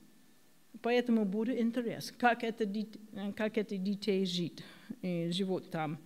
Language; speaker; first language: Russian; non-native, learner; English